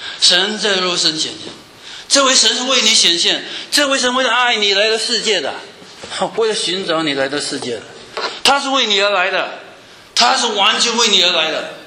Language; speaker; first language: Chinese; native; Chinese